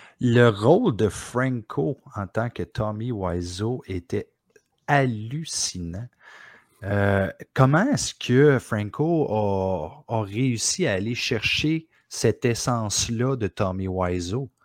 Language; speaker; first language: French; native; French